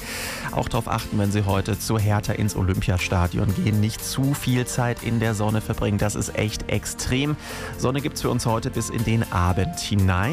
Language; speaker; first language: German; native; German